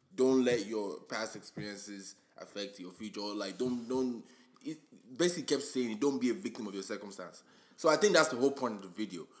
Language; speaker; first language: English; non-native, local second language; Yoruba